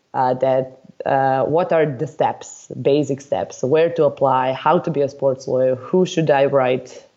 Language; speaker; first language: English; non-native, fluent; Serbian